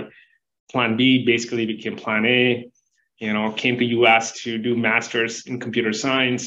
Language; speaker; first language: English; non-native, local second language; Telugu